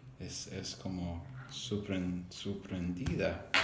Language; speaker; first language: Spanish; non-native, learner; English